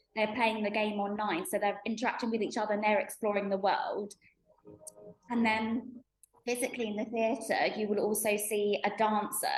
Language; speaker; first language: English; native; English